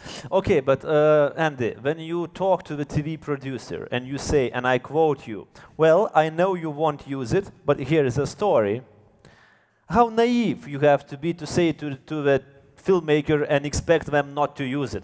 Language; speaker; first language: English; non-native, fluent; Lithuanian